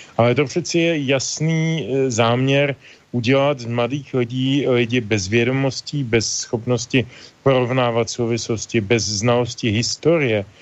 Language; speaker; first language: Czech; native; Czech